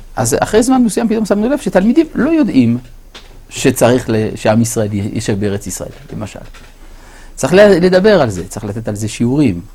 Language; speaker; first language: Hebrew; non-native, fluent; French